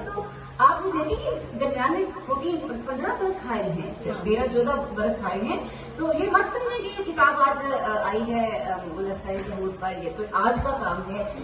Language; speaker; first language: Urdu; native; Urdu